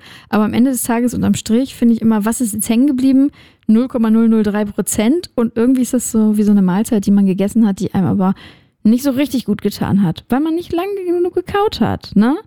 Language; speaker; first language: German; native; German